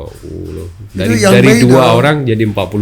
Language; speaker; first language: Indonesian; native; Indonesian